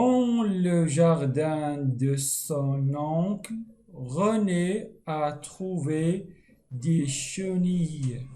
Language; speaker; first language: French; non-native, local second language; Arabic